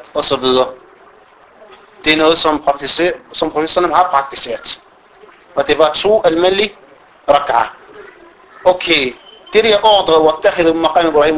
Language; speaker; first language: Danish; early bilingual, other home language; Arabic